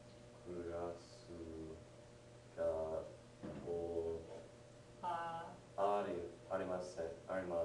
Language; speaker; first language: Japanese; non-native, learner; English